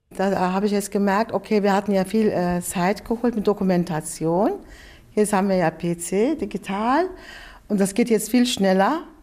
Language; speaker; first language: German; non-native, fluent; Turkish